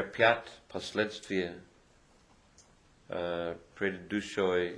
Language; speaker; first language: Russian; non-native, fluent; English